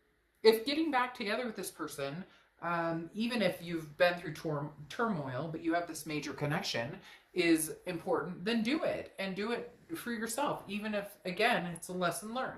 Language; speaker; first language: English; native; English